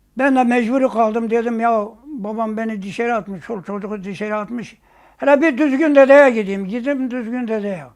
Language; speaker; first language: Turkish; non-native, local second language; Zaza